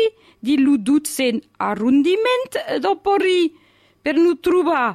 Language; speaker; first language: French; native; French